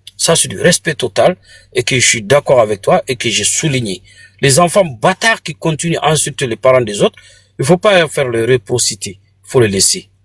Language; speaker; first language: French; non-native, local second language; Bambara